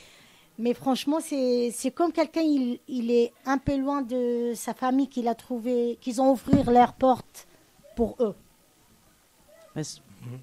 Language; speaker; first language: French; non-native, learner; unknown